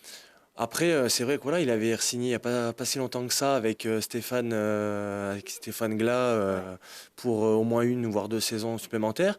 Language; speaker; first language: French; native; French